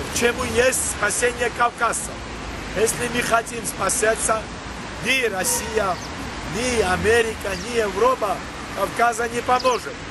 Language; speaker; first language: Russian; non-native, local second language; Georgian